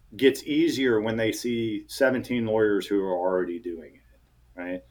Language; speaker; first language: English; native; English